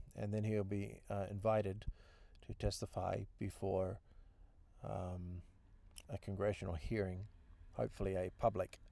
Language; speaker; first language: English; native; English